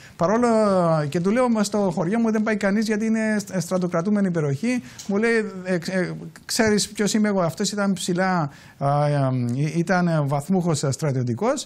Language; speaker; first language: Greek; native; Greek